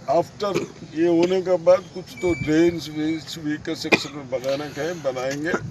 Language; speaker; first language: Hindi; non-native, local second language; Telugu